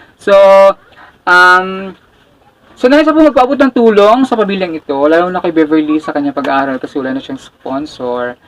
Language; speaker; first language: Filipino; non-native, local second language; Cebuano